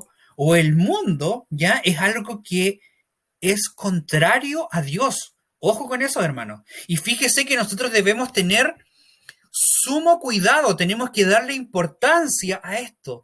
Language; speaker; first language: Spanish; native; Spanish